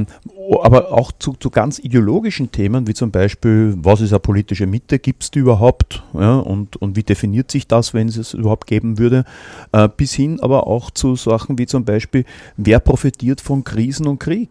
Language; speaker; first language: German; native; German